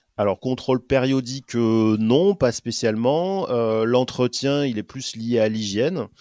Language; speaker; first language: French; native; French